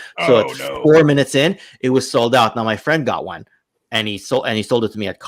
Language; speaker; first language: English; native; English